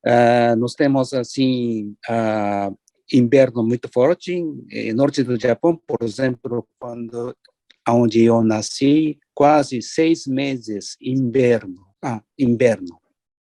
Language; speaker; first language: Portuguese; non-native, learner; Japanese